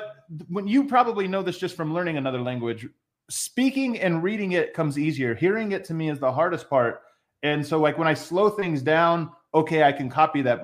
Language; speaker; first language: English; native; English